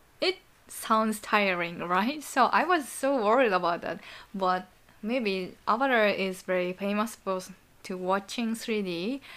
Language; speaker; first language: English; non-native, learner; Japanese